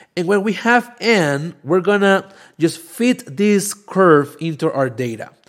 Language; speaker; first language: English; non-native, fluent; Spanish